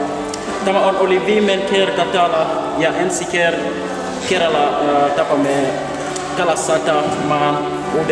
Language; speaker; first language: Finnish; non-native, learner; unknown